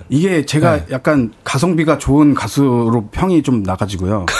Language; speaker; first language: Korean; native; Korean